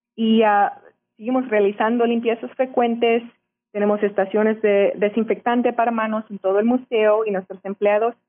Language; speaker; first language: Spanish; early bilingual, heritage; Spanish